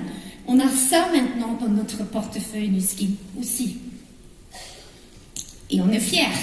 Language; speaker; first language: French; non-native, fluent; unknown